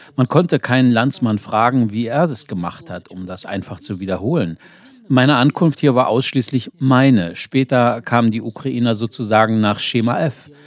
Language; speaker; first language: German; non-native, fluent; Ukrainian